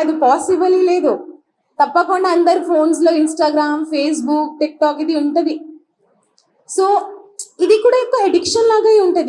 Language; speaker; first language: Telugu; non-native, fluent; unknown